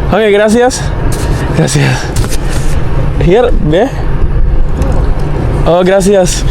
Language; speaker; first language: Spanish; non-native, learner; Malayalam